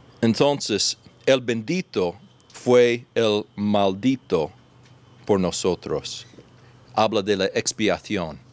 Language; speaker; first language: Spanish; non-native, fluent; English